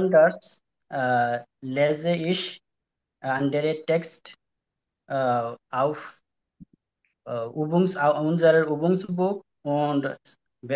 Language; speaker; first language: German; non-native, learner; Bangla